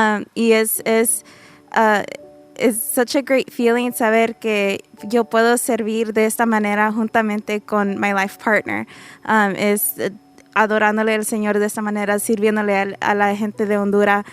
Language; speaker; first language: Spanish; early bilingual, heritage; Spanish